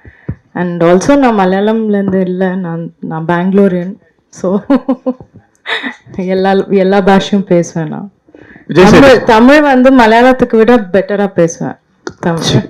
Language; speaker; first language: Tamil; non-native, local second language; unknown